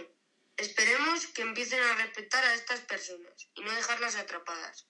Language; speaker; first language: Spanish; native; Spanish